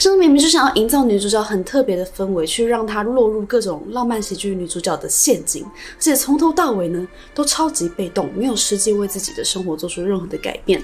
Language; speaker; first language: Chinese; native; Chinese